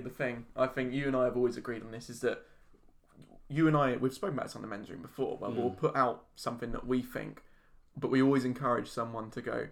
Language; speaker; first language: English; native; English